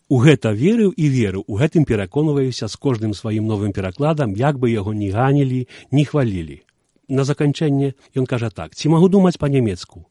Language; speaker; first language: Belarusian; native; Belarusian